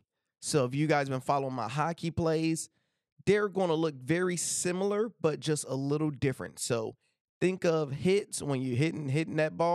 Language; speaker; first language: English; native; English